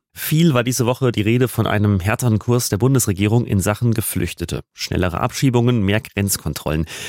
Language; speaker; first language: German; native; German